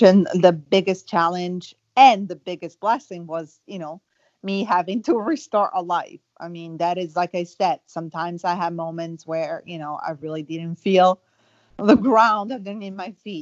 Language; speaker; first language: English; non-native, fluent; Italian